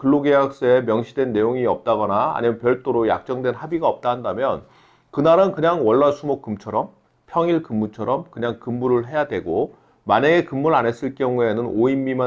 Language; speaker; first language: Korean; native; Korean